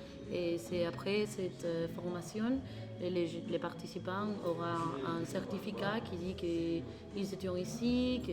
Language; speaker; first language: French; non-native, learner; Spanish